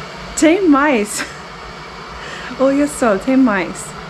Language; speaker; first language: Portuguese; non-native, fluent; English